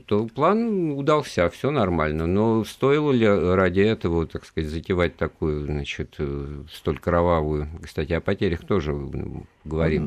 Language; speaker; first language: Russian; native; Russian